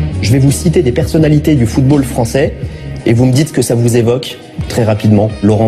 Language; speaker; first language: French; native; French